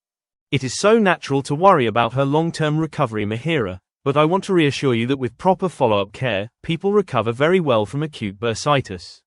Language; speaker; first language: English; non-native, fluent; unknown